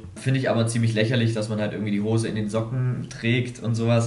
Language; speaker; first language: German; native; German